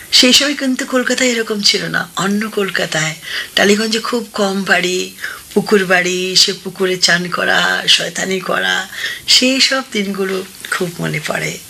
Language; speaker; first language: Bangla; early bilingual, other home language; Hindi